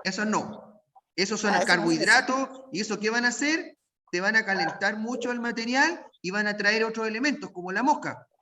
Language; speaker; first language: Spanish; native; Spanish